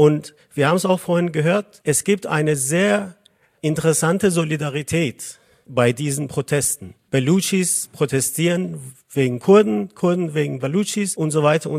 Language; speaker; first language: German; non-native, fluent; Azerbaijani